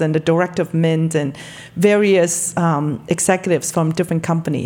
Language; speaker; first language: English; non-native, local second language; Cantonese